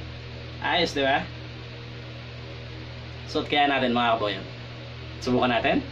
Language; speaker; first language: Filipino; native; Filipino